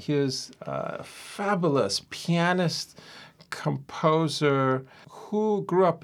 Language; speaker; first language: English; non-native, local second language; Ewe